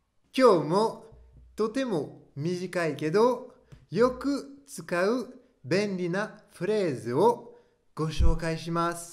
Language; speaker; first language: Japanese; non-native, fluent; French